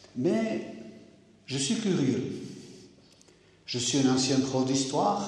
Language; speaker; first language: French; native; French